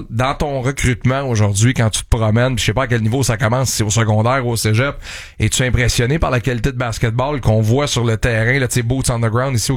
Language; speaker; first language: French; native; French